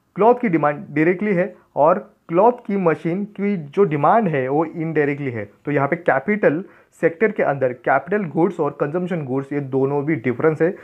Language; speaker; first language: Hindi; non-native, local second language; Marathi